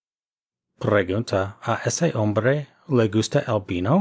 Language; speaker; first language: Spanish; non-native, fluent; English